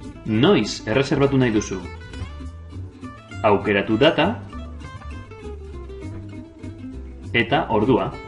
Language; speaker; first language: Basque; non-native, local second language; Spanish